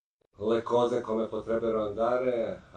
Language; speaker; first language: Italian; non-native, fluent; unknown